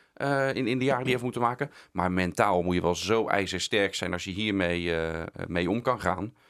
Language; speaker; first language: Dutch; native; Dutch